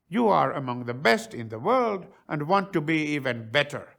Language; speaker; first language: English; non-native, fluent; Finnish